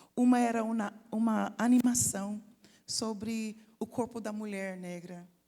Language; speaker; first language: Portuguese; non-native, fluent; English